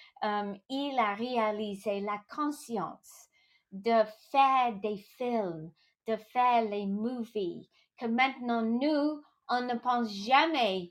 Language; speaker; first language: French; non-native, local second language; English